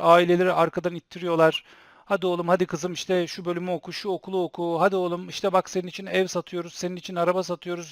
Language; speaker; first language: Turkish; native; Turkish